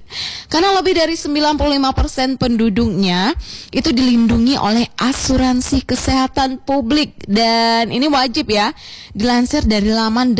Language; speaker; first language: Indonesian; native; Indonesian